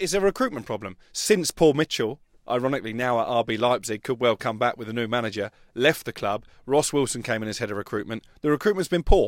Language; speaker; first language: English; native; English